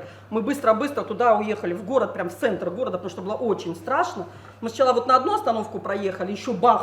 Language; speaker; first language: Russian; native; Russian